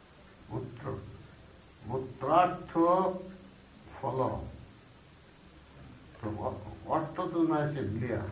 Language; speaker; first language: Russian; non-native, learner; Bangla